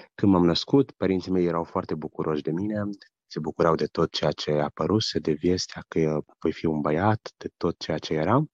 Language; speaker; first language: Romanian; early bilingual, heritage; German